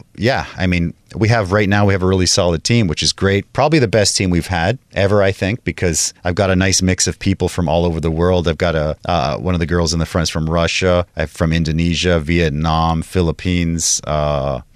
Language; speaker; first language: English; native; English